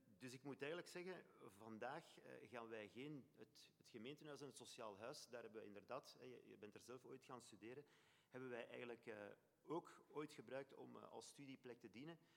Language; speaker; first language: Dutch; native; Dutch